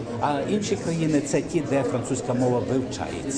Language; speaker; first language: Ukrainian; native; Ukrainian